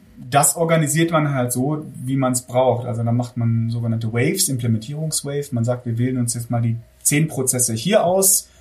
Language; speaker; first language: German; early bilingual, other home language; Armenian